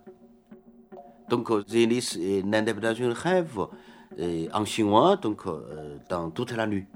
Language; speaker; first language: French; non-native, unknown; Chinese